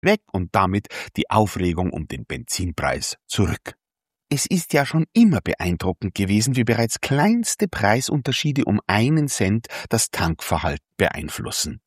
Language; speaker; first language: German; native; German